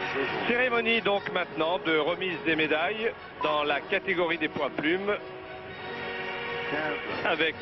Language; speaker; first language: French; native; French